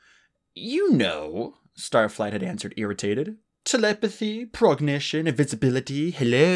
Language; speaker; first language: English; native; English